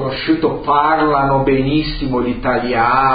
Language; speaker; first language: Italian; early bilingual, heritage; Italian